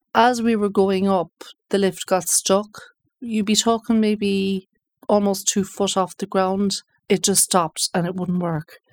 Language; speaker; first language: English; native; English